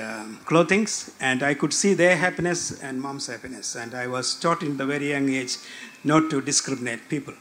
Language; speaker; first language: English; non-native, local second language; Malayalam